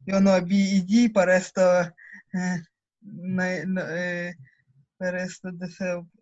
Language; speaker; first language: Spanish; non-native, learner; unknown